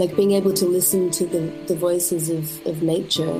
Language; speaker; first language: English; native; English